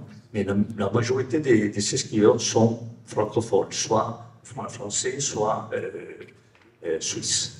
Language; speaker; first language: French; non-native, fluent; Italian